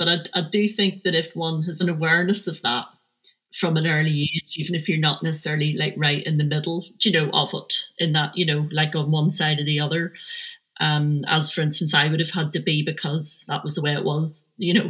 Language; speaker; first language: English; native; English